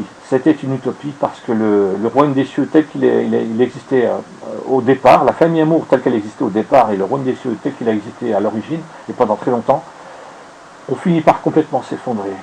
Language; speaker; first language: French; native; French